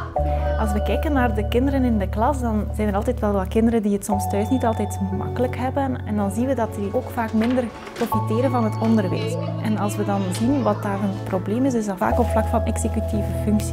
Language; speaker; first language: Dutch; native; Dutch